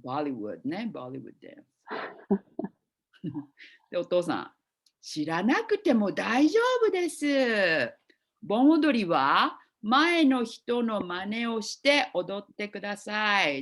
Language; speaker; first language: Japanese; non-native, fluent; English